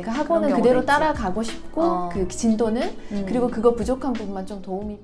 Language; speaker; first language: Korean; native; Korean